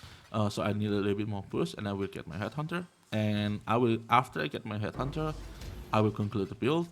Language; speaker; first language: English; non-native, fluent; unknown